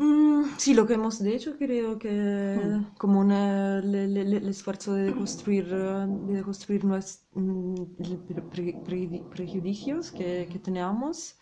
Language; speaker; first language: Spanish; non-native, fluent; Italian